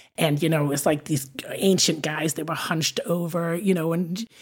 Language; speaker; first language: English; non-native, fluent; Danish